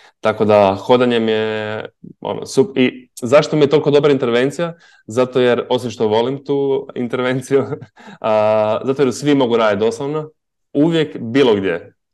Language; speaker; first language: Croatian; native; Croatian